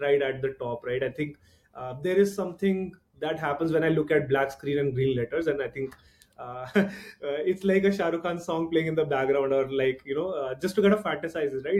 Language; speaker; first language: English; non-native, local second language; Hindi